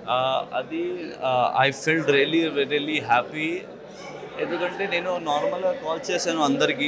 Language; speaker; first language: Telugu; non-native, learner; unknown